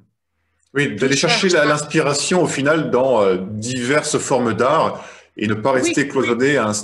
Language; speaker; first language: French; native; French